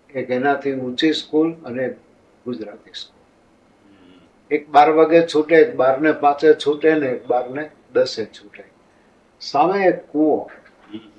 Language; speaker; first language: Gujarati; native; Gujarati